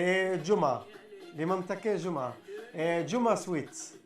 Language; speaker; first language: Hebrew; non-native, local second language; Arabic